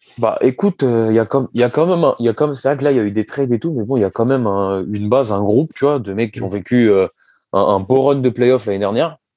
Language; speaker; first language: French; native; French